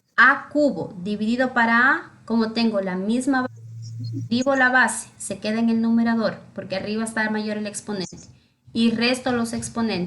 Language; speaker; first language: Spanish; native; Spanish